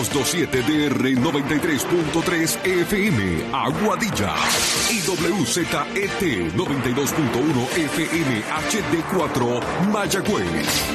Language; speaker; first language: Spanish; native; Spanish